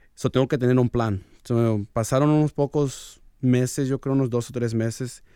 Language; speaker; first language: Spanish; early bilingual, heritage; Spanish